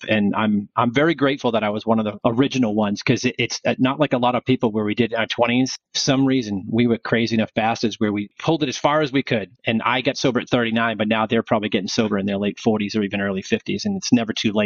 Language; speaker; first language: English; native; English